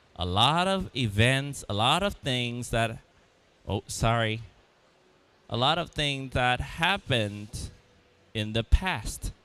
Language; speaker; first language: English; non-native, fluent; Vietnamese